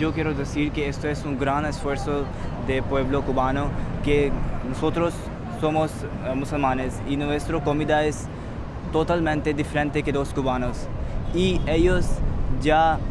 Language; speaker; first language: Spanish; non-native, learner; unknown